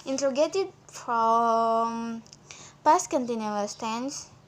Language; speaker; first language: English; non-native, learner; Indonesian